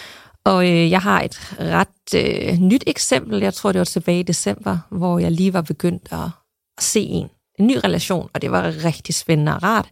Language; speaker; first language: Danish; native; Danish